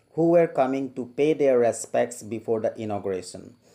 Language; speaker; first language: English; non-native, local second language; Assamese